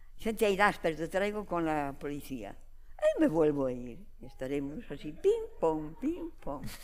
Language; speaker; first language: Spanish; non-native, local second language; Galician